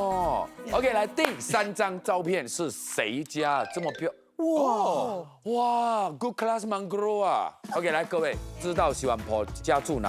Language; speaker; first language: Chinese; native; Chinese